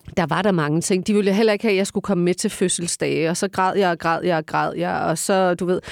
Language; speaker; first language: Danish; early bilingual, other home language; Turkish